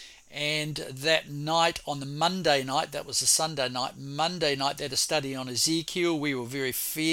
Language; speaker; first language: English; native; English